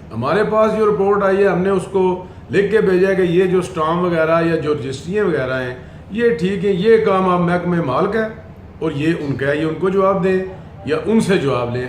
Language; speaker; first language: Urdu; non-native, local second language; Punjabi